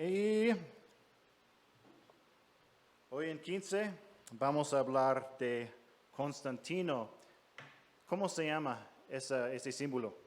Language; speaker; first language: Spanish; non-native, fluent; English